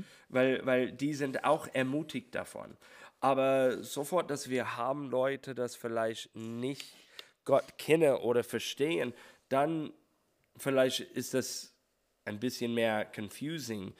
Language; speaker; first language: German; non-native, learner; English